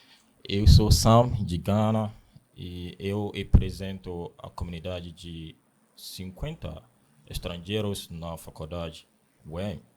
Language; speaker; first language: Portuguese; non-native, learner; Akan